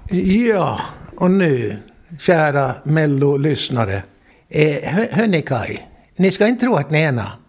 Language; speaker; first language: Swedish; native; Swedish